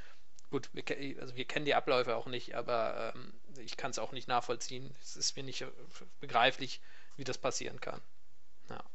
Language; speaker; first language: German; native; German